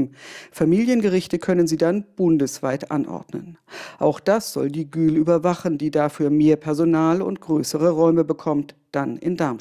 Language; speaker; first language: German; native; German